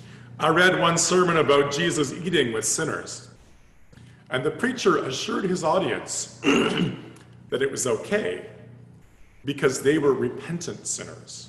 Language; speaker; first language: English; native; English